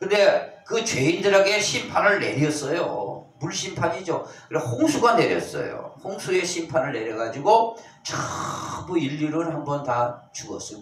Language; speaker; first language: Korean; native; Korean